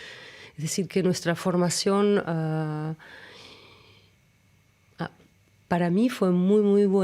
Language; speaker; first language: Spanish; early bilingual, other home language; German